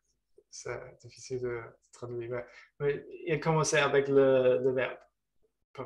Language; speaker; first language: French; non-native, learner; German